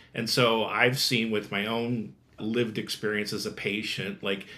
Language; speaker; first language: English; native; English